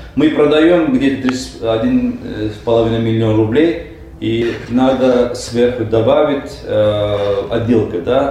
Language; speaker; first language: Russian; non-native, learner; Turkish